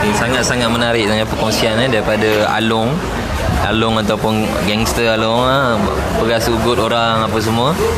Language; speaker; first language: Malay; native; Malay